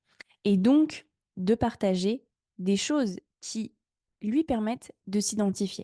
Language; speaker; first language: French; native; French